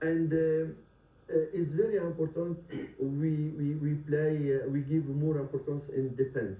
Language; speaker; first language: English; non-native, learner; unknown